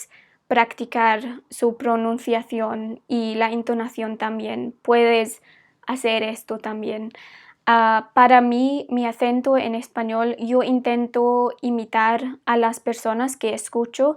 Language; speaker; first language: Spanish; non-native, fluent; English